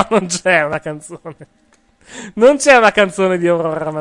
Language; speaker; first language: Italian; native; Italian